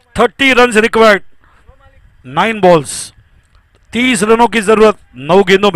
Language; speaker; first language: Hindi; non-native, local second language; Marathi